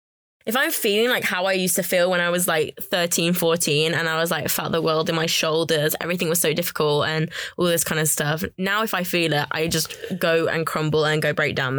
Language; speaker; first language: English; native; English